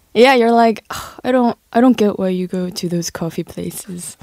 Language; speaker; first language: English; early bilingual, other home language; Korean